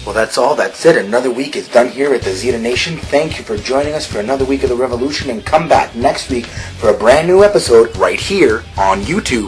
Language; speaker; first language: English; native; English